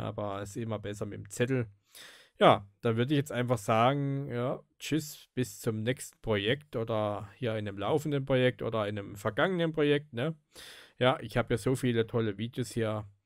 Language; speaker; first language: German; native; German